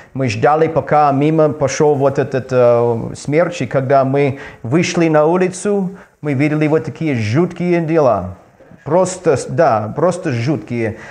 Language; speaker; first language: Russian; non-native, learner; English